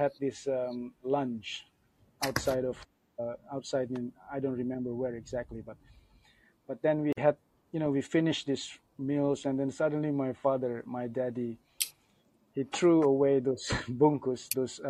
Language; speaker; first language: English; non-native, fluent; Indonesian